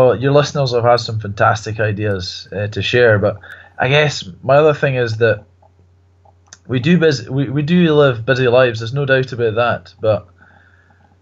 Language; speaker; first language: English; native; English